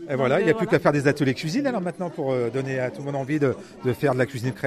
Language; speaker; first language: French; native; French